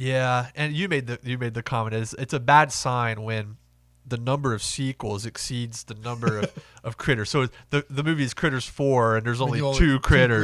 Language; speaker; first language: English; native; English